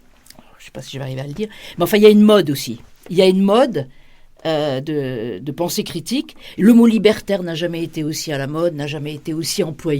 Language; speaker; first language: French; native; French